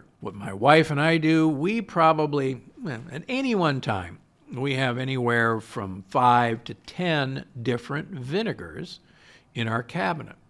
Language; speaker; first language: English; native; English